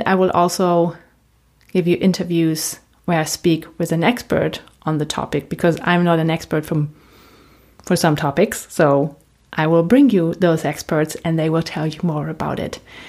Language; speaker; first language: English; non-native, fluent; German